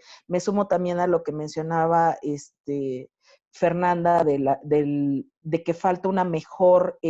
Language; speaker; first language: Spanish; native; Spanish